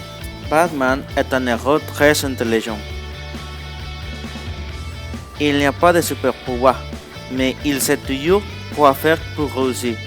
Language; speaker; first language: French; non-native, learner; Spanish